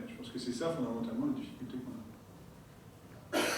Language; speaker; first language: French; native; French